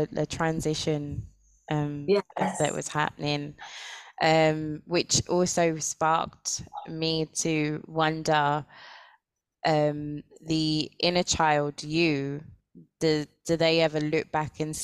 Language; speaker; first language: English; native; English